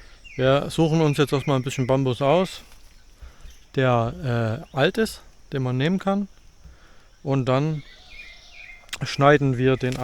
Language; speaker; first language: German; native; German